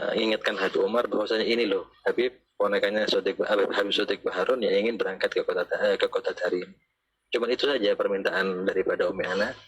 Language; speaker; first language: Indonesian; native; Indonesian